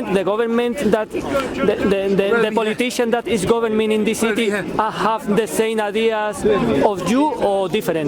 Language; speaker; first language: English; non-native, learner; Spanish